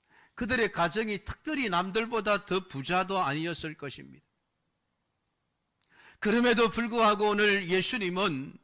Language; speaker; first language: Korean; native; Korean